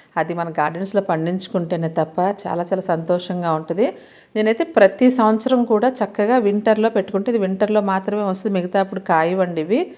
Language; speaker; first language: Telugu; native; Telugu